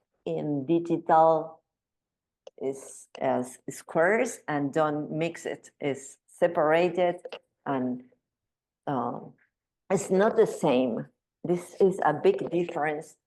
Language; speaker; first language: English; non-native, learner; Spanish